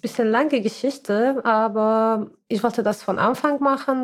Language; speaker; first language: German; non-native, learner; Arabic